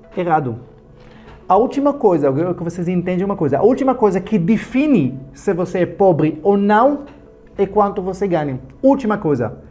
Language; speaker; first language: Portuguese; non-native, fluent; Hebrew